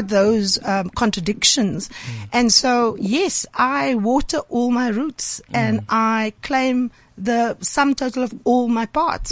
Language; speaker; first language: English; native; English